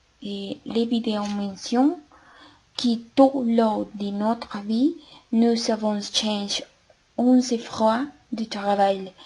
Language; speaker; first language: French; non-native, learner; Spanish